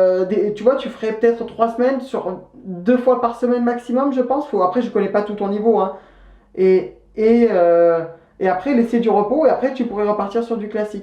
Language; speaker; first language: French; native; French